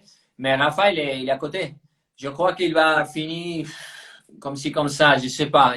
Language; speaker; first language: French; non-native, fluent; Spanish